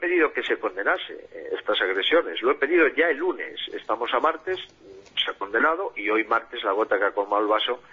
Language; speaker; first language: Spanish; native; Spanish